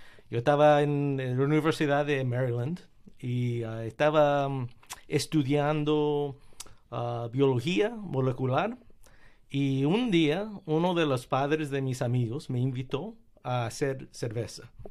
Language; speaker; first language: Spanish; early bilingual, heritage; Spanish